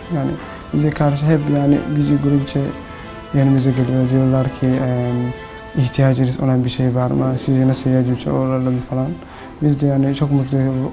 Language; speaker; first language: Turkish; non-native, learner; Somali